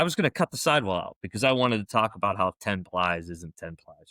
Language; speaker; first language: English; native; English